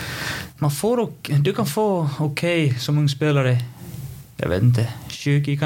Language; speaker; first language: Swedish; non-native, fluent; Icelandic